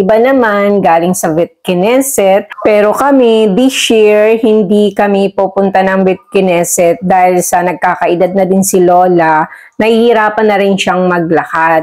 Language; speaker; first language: Filipino; native; Filipino